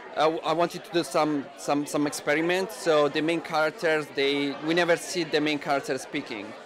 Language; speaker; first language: English; non-native, fluent; Italian